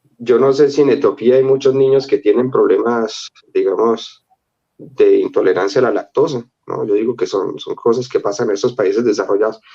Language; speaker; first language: Spanish; native; Spanish